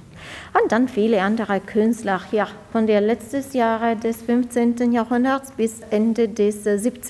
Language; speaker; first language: German; non-native, fluent; Italian